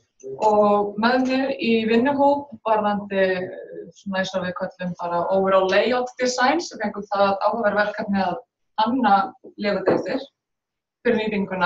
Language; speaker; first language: Icelandic; native; Icelandic